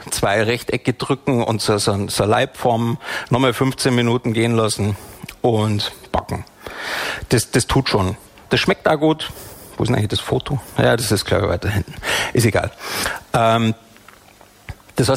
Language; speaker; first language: German; native; German